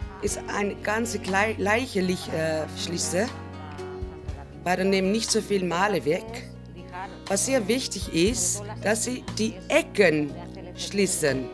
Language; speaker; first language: German; non-native, fluent; Spanish